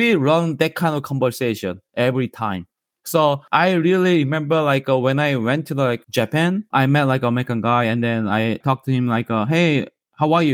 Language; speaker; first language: English; non-native, learner; Korean